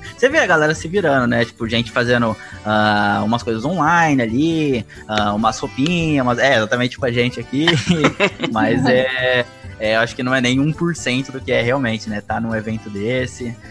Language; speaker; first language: Portuguese; native; Portuguese